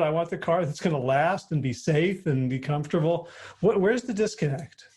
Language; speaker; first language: English; native; English